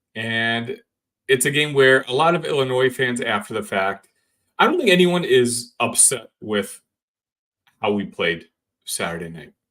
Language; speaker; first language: English; native; English